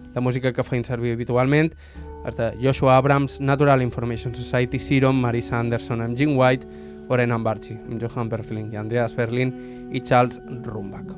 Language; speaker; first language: Catalan; native; Catalan